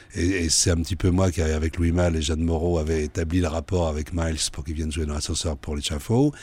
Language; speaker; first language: French; native; French